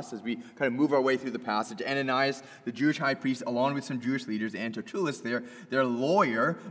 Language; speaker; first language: English; native; English